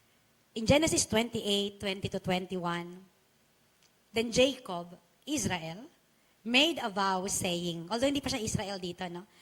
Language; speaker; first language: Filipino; non-native, local second language; Chavacano